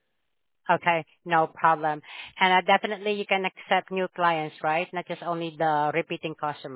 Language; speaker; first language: English; non-native, fluent; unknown